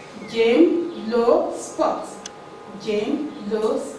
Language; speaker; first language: French; non-native, fluent; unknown